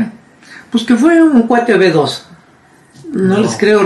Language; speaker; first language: Spanish; native; Spanish